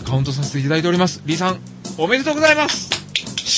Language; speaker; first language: Japanese; native; Japanese